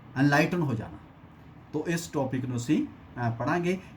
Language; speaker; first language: Hindi; non-native, local second language; Punjabi